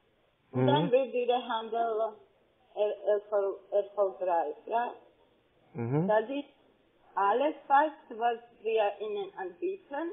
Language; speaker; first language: German; non-native, fluent; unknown